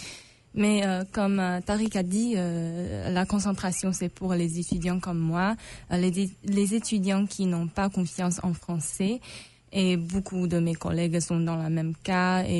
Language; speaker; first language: French; non-native, local second language; English